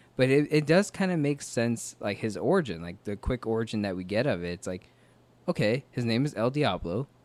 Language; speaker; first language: English; native; English